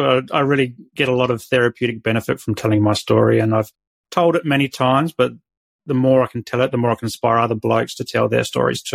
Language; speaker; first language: English; native; English